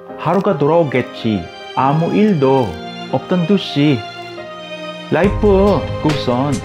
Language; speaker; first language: Korean; non-native, learner; Filipino